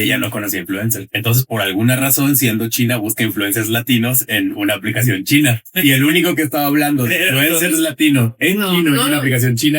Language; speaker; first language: Spanish; native; Spanish